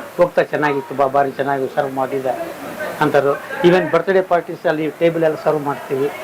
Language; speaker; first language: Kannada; non-native, local second language; Malayalam